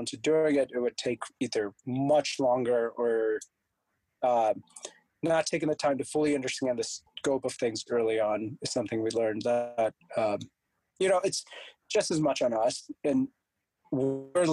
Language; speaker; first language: English; non-native, local second language; Punjabi